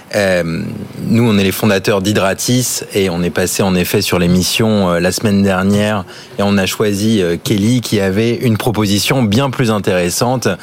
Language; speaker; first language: French; early bilingual, other home language; English